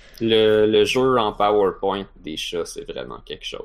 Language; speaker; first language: French; native; French